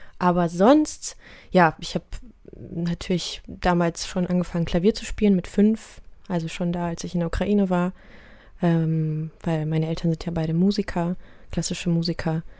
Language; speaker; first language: German; early bilingual, other home language; Russian